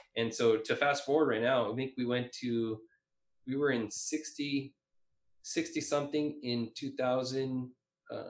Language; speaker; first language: English; native; English